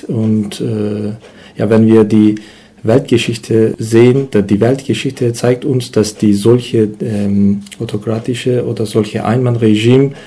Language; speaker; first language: German; non-native, learner; Turkish